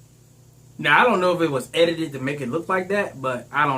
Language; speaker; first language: English; native; English